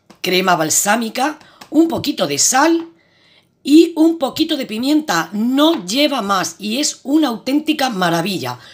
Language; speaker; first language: Spanish; native; Spanish